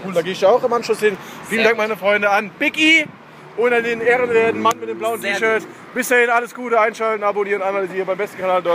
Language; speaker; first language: German; native; German